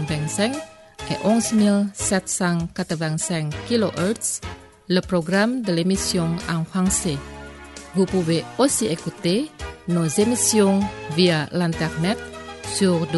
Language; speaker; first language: French; non-native, fluent; Indonesian